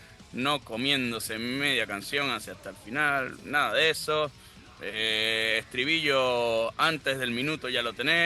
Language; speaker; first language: Spanish; native; Spanish